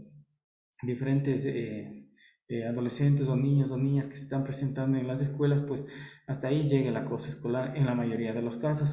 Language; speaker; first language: Spanish; native; Spanish